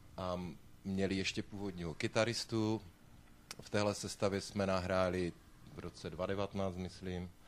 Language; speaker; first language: Czech; native; Czech